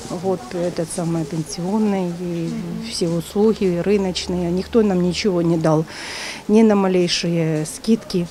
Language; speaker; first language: Russian; native; Russian